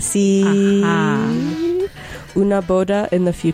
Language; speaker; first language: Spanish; non-native, learner; English